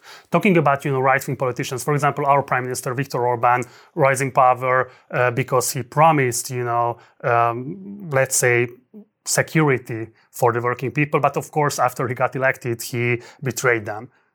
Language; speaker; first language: English; non-native, fluent; Hungarian